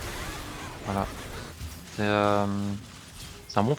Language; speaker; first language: French; native; French